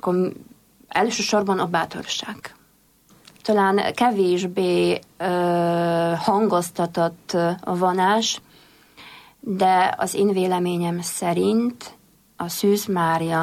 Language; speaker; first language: Hungarian; non-native, fluent; Polish